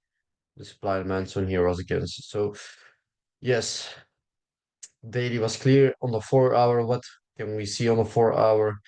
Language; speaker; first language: English; non-native, fluent; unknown